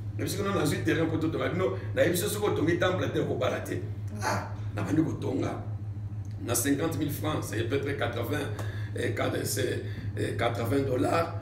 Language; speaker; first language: Lingala; non-native, local second language; Luba-Lulua